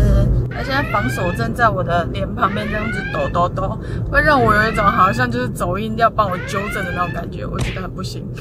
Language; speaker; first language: Chinese; native; Chinese